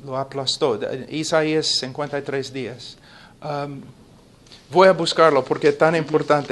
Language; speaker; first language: Spanish; non-native, fluent; English